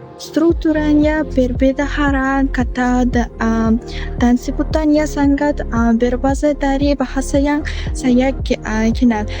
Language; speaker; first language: Malay; non-native, learner; Uzbek